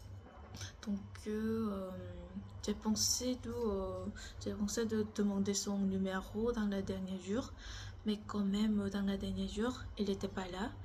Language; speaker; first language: French; non-native, learner; Korean